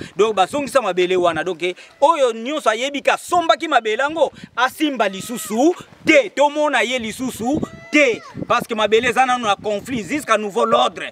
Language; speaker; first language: Lingala; non-native, local second language; Kongo